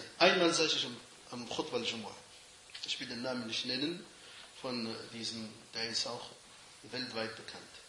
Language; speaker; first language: German; non-native, fluent; Arabic